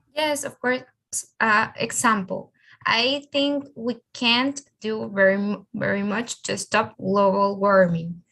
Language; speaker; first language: English; non-native, fluent; Spanish